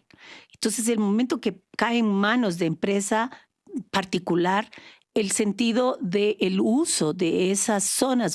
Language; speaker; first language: Spanish; native; Spanish